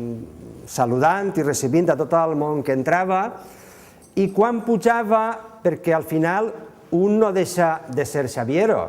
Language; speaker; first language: Catalan; native; Catalan